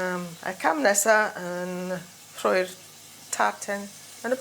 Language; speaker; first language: Welsh; non-native, learner; English